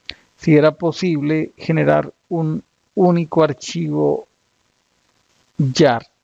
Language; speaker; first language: Spanish; native; Spanish